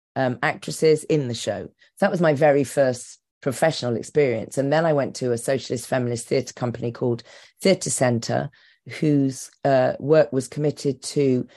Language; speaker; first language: English; native; English